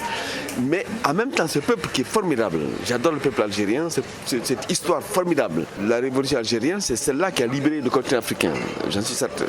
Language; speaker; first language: French; non-native, local second language; Fula